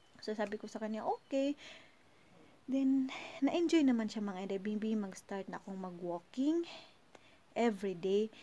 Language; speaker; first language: Filipino; non-native, local second language; Cebuano